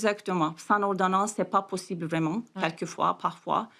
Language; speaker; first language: French; non-native, fluent; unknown